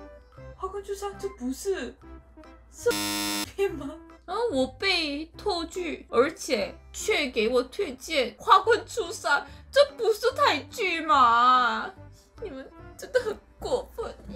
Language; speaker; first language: Chinese; non-native, fluent; Korean